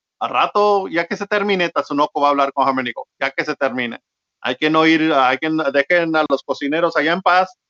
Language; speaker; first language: Spanish; early bilingual, heritage; Spanish